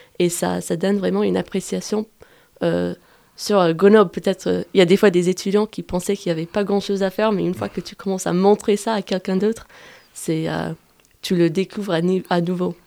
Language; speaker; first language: French; non-native, fluent; English